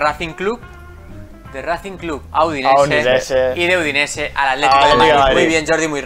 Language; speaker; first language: Spanish; native; Spanish